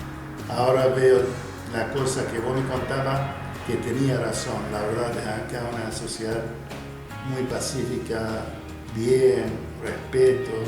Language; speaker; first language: Spanish; non-native, fluent; Arabic